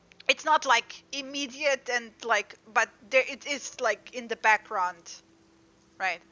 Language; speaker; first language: English; native; English